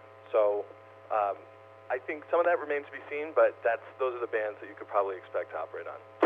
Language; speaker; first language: English; native; English